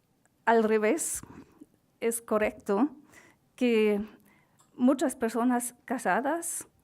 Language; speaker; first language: Spanish; non-native, fluent; German